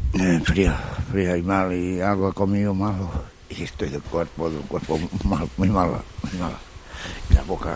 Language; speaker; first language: Spanish; native; Spanish